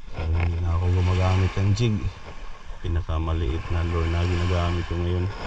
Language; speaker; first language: Filipino; non-native, local second language; Cebuano